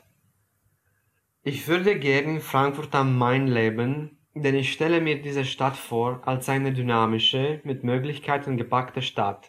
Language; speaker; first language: German; non-native, fluent; Romanian